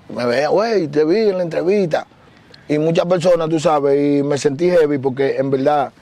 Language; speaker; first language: Spanish; native; Spanish